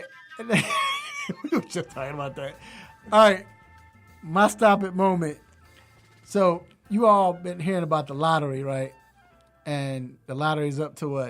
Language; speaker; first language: English; native; English